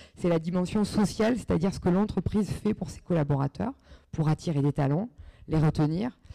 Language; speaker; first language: French; native; French